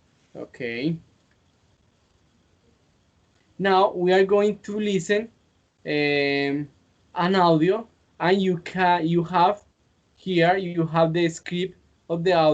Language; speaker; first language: English; non-native, fluent; Spanish